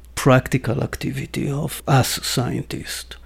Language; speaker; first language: English; non-native, fluent; Hebrew